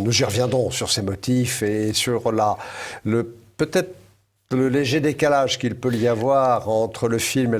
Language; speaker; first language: French; native; French